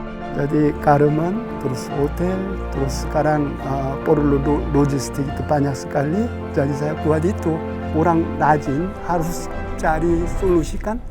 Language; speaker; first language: Indonesian; non-native, learner; Korean